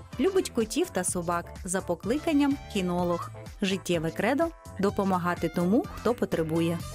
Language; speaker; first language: Ukrainian; native; Ukrainian